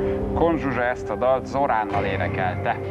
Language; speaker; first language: Hungarian; native; Hungarian